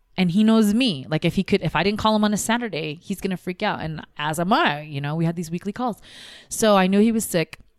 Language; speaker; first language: English; early bilingual, other home language; Tigrinya